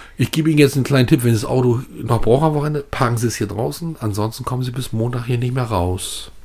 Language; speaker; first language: German; native; German